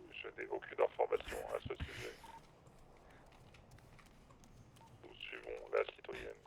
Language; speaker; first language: French; native; French